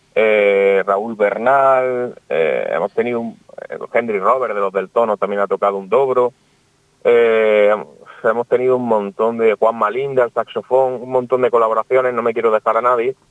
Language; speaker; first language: Spanish; native; Spanish